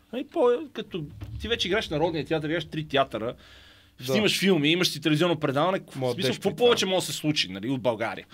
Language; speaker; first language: Bulgarian; native; Bulgarian